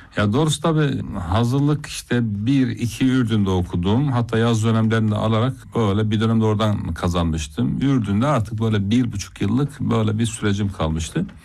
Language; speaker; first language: Turkish; native; Turkish